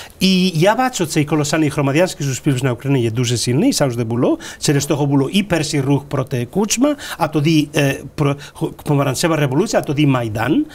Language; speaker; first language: Ukrainian; non-native, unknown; Spanish